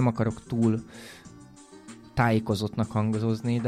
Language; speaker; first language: Hungarian; native; Hungarian